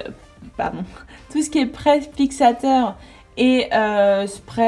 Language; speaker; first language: French; native; French